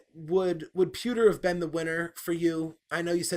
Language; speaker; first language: English; native; English